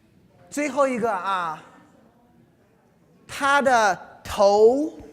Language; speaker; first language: Chinese; non-native, fluent; English